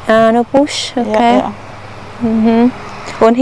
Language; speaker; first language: German; non-native, learner; Vietnamese